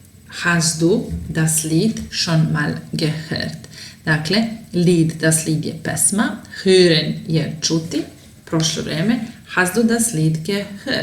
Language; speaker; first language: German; non-native, fluent; Serbian